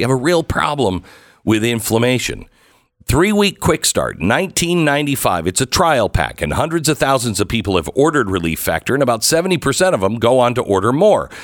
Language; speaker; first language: English; native; English